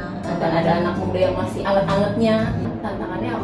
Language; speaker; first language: Indonesian; native; Indonesian